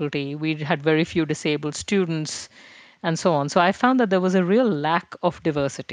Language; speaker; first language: English; non-native, local second language; Hindi